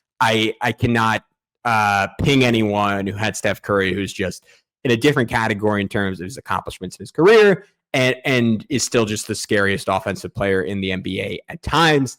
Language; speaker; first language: English; native; English